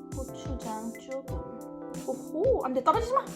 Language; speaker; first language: Korean; early bilingual, heritage; Korean